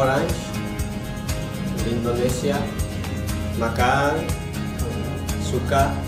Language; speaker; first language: Indonesian; non-native, learner; Spanish